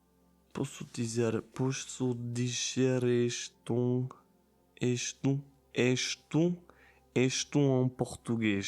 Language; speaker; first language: Portuguese; non-native, learner; German